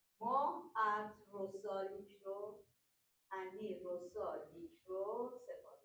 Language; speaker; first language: Hebrew; non-native, learner; English